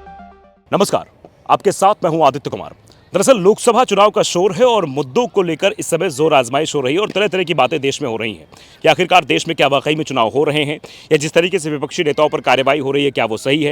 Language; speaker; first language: Hindi; native; Hindi